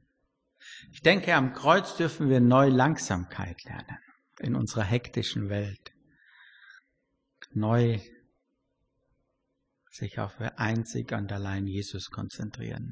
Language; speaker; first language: German; native; German